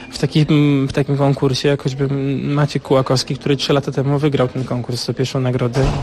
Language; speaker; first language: Polish; native; Polish